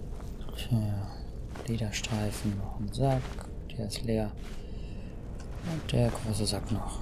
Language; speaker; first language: German; native; German